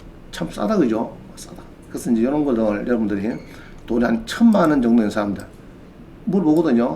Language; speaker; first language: Korean; native; Korean